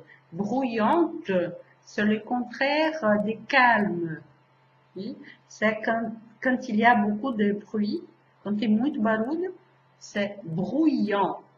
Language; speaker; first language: French; non-native, fluent; Portuguese